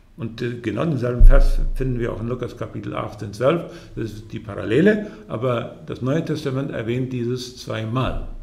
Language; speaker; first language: German; early bilingual, heritage; German